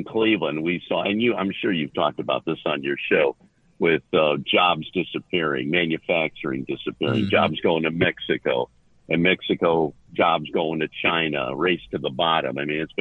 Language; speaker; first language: English; native; English